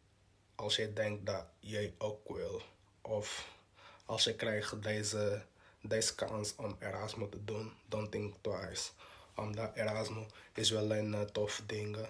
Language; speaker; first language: Dutch; non-native, local second language; Portuguese